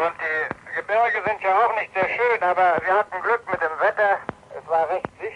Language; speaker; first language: German; native; German